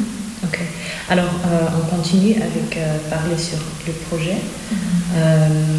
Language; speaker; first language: French; non-native, learner; German